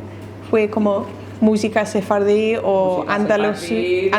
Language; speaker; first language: Spanish; non-native, learner; English